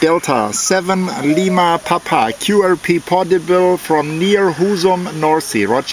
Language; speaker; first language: English; non-native, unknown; German